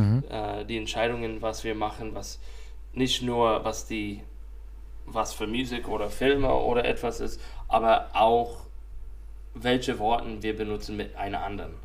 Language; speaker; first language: German; non-native, fluent; English